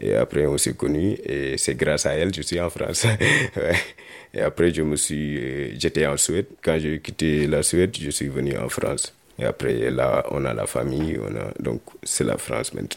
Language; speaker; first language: French; non-native, local second language; Wolof